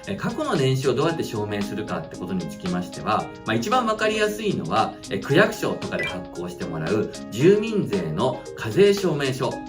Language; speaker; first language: Japanese; native; Japanese